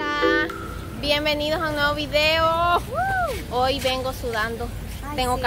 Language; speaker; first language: Spanish; native; Spanish